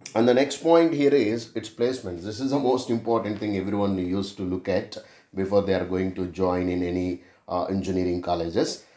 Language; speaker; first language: English; non-native, local second language; Telugu